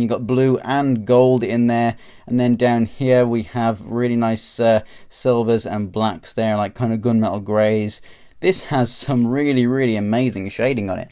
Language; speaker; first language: English; native; English